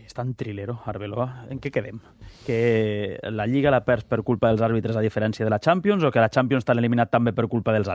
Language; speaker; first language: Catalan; native; Catalan